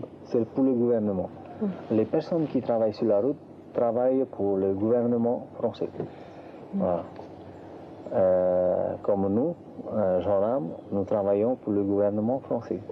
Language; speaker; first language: French; non-native, local second language; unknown